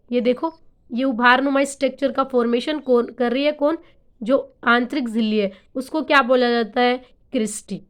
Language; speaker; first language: Hindi; native; Hindi